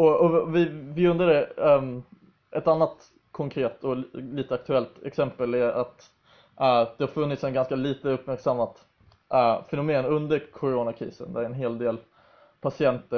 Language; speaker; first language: Swedish; native; Swedish